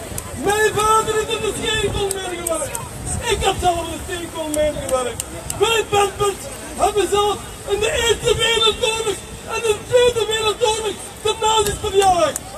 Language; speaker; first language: Dutch; early bilingual, other home language; Riffian